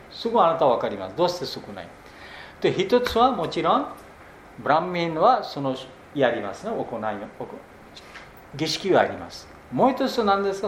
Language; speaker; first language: Japanese; non-native, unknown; Bangla